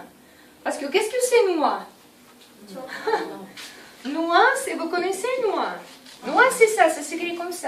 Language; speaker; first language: French; non-native, fluent; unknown